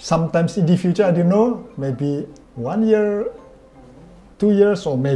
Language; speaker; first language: English; non-native, fluent; Indonesian